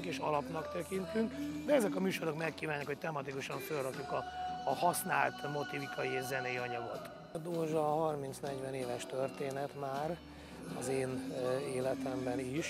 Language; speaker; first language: Hungarian; native; Hungarian